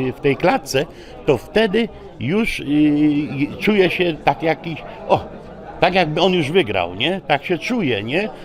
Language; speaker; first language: Polish; native; Polish